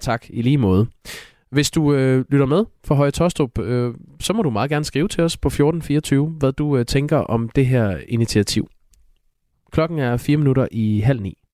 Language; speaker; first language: Danish; native; Danish